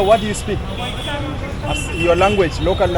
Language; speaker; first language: English; non-native, fluent; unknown